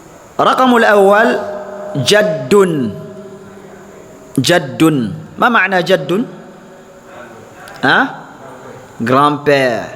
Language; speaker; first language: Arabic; non-native, fluent; Fula